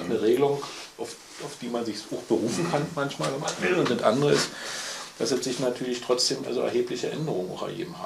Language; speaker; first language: German; native; German